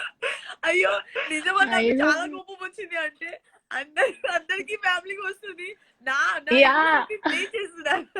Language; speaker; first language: Telugu; non-native, learner; Gujarati